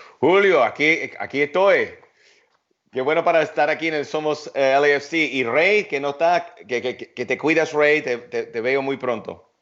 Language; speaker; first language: Spanish; early bilingual, heritage; Spanish